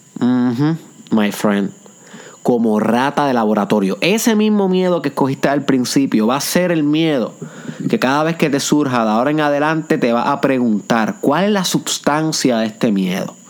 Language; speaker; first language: Spanish; native; Spanish